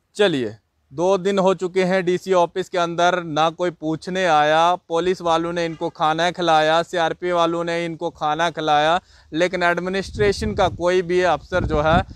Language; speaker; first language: Hindi; native; Hindi